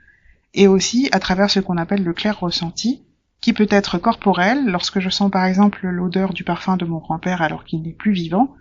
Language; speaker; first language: French; native; French